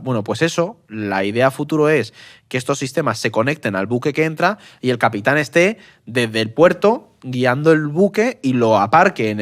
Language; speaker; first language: Spanish; native; Spanish